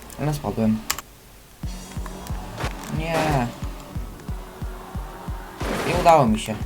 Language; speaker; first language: Polish; native; Polish